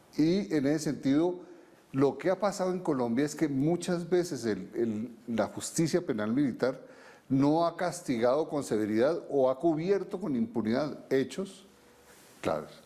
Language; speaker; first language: Spanish; native; Spanish